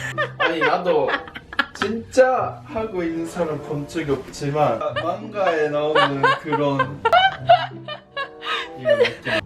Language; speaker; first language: Korean; non-native, fluent; Japanese